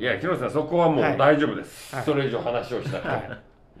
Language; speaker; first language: Japanese; native; Japanese